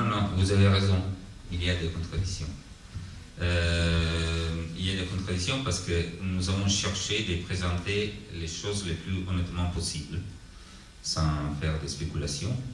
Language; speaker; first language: French; non-native, learner; Italian